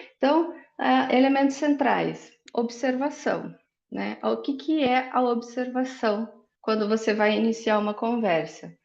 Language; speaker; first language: Portuguese; native; Portuguese